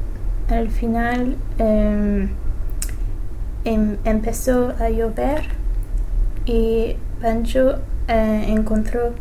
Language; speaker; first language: Spanish; non-native, learner; English